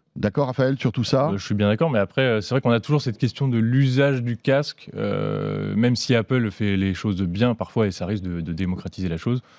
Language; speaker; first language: French; native; French